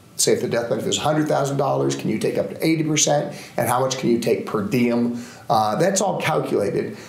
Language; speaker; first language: English; native; English